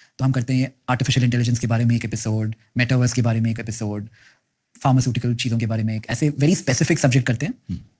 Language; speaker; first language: Hindi; non-native, local second language; Kannada